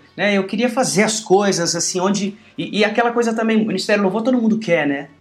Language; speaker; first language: Portuguese; native; Portuguese